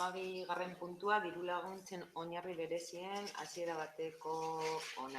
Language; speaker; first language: Basque; native; Basque